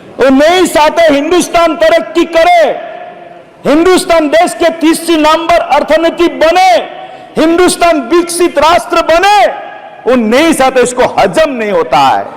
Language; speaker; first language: Hindi; non-native, local second language; Assamese